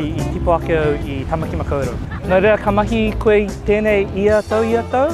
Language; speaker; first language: Māori; non-native, local second language; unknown